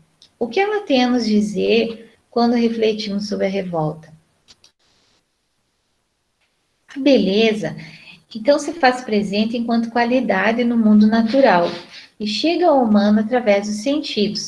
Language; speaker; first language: Portuguese; native; Portuguese